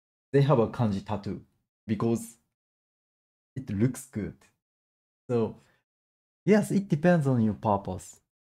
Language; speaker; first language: English; non-native, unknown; Japanese